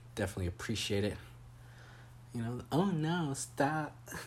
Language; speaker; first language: English; native; English